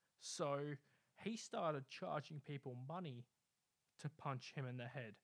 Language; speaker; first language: English; native; English